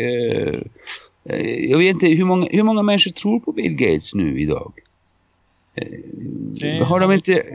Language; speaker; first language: Swedish; non-native, fluent; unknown